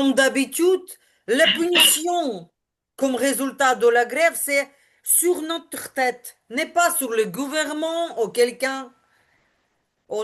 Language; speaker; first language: French; non-native, learner; Ukrainian